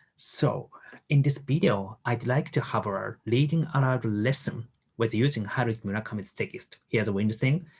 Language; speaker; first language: English; non-native, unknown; Japanese